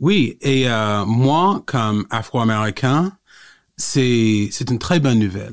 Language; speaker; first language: French; non-native, fluent; English